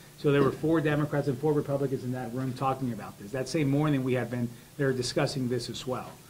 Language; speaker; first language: English; early bilingual, other home language; Spanish